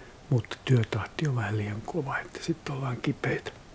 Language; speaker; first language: Finnish; native; Finnish